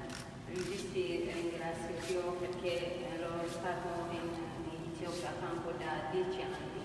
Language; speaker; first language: Italian; non-native, learner; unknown